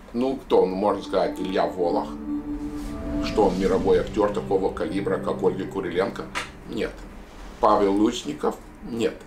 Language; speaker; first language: Russian; native; Russian